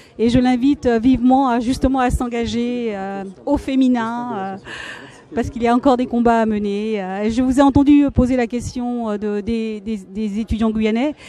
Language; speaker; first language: French; native; French